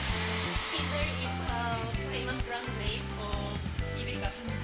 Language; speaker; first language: English; non-native, learner; Japanese